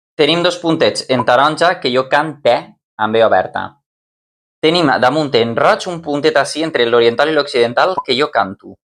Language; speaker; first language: Catalan; native; Catalan